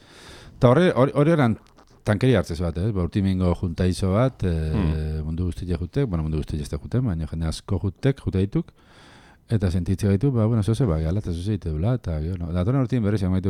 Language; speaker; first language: Basque; native; Basque